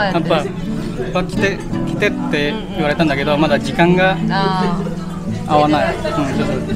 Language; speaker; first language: Japanese; non-native, fluent; Indonesian